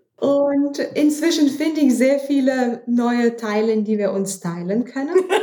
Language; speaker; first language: German; non-native, fluent; Lithuanian